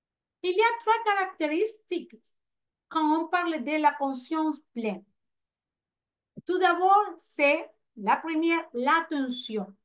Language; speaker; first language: French; non-native, fluent; Spanish